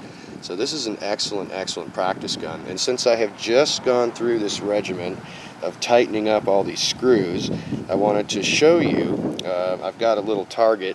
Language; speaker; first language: English; native; English